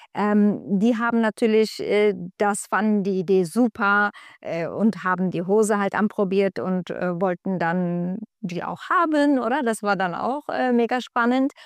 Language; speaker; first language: German; non-native, fluent; Turkish